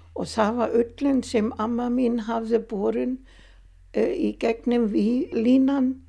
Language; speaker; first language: Icelandic; non-native, fluent; German